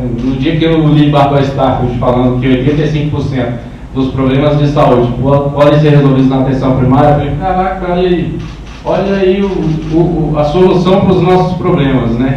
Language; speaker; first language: Portuguese; native; Portuguese